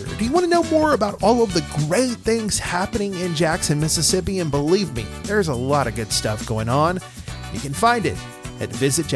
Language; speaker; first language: English; native; English